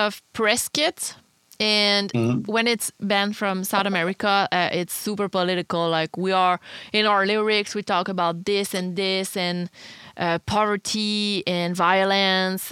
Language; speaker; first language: English; non-native, fluent; French